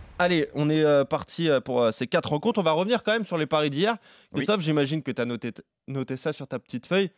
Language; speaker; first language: French; native; French